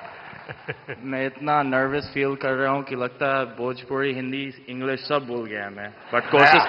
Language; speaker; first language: Hindi; non-native, fluent; English